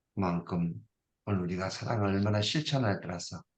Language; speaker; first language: Korean; native; Korean